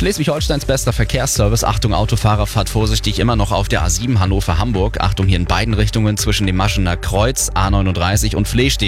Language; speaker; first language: German; native; German